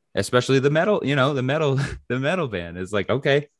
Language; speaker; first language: English; native; English